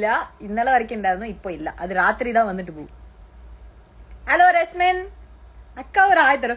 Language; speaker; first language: Malayalam; early bilingual, heritage; Malayalam